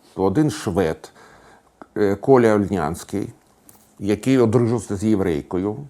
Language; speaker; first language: Ukrainian; native; Ukrainian